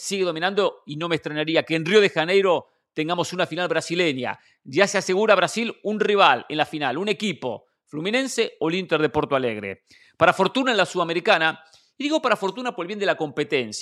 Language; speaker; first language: Spanish; native; Spanish